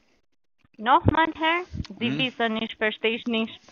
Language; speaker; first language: German; non-native, learner; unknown